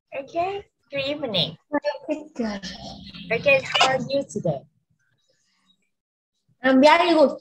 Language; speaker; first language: English; non-native, fluent; Vietnamese